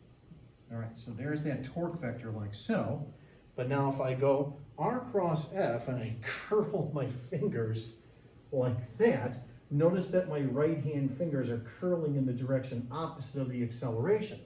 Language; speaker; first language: English; native; English